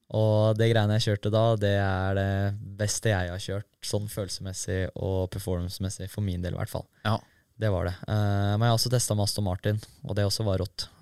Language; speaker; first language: Norwegian; native; Norwegian